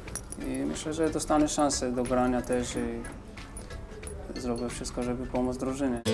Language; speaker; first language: Polish; non-native, fluent; Georgian